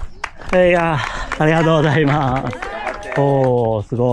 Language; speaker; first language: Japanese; non-native, learner; Chinese